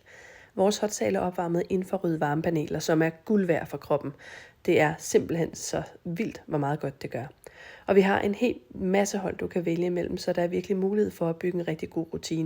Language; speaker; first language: Danish; native; Danish